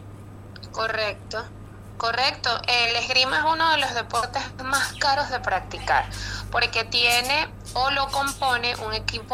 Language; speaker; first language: Spanish; native; Spanish